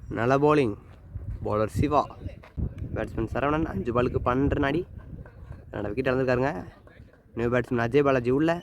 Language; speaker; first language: Tamil; native; Tamil